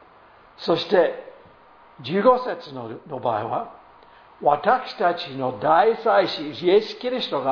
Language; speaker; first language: Japanese; non-native, fluent; English